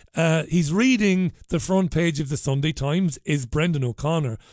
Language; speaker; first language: English; native; English